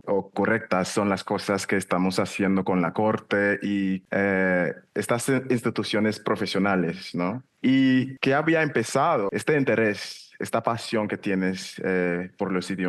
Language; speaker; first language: Spanish; non-native, fluent; English